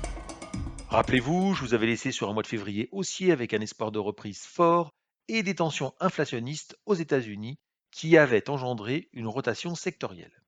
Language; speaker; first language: French; native; French